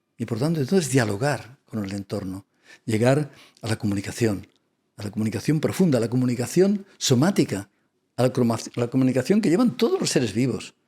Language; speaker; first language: Spanish; non-native, local second language; Catalan